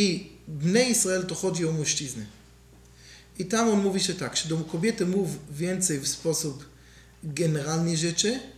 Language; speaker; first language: Polish; non-native, learner; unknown